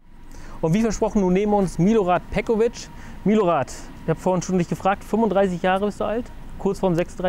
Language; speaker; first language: German; native; German